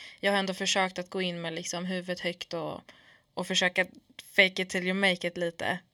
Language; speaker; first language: Swedish; early bilingual, other home language; Kurdish